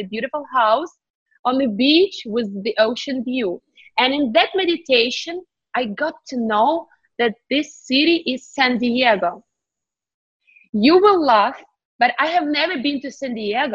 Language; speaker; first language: English; non-native, fluent; Ukrainian